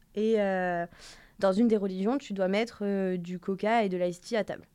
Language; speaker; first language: French; native; French